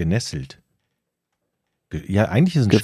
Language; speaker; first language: German; native; German